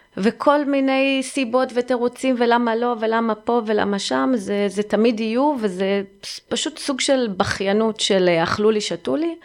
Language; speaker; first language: Hebrew; early bilingual, heritage; Hebrew